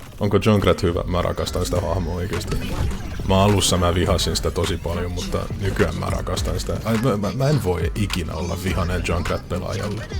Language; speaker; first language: Finnish; non-native, fluent; English